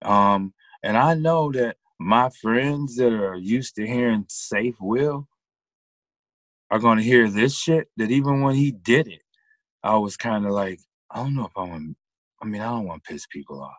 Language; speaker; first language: English; native; English